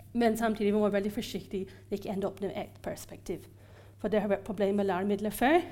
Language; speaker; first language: Norwegian; non-native, fluent; English